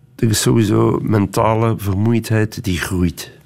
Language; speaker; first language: Dutch; native; Dutch